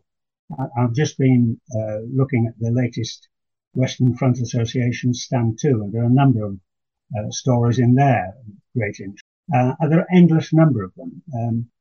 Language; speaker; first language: English; native; English